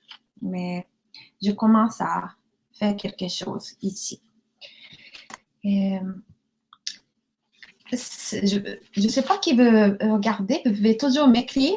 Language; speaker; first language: French; non-native, learner; Japanese